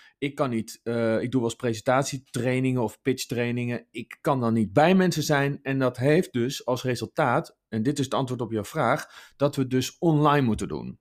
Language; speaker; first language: Dutch; native; Dutch